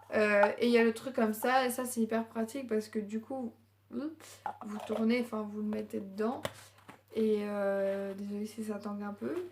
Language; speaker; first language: French; native; French